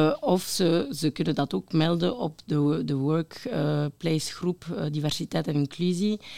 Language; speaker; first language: Dutch; non-native, local second language; French